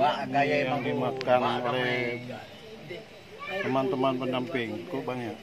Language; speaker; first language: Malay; non-native, local second language; Achinese